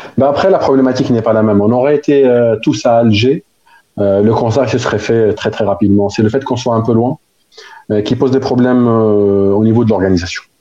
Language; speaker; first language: French; non-native, local second language; Arabic